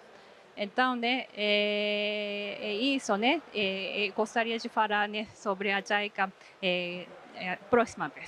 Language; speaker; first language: Portuguese; non-native, fluent; Japanese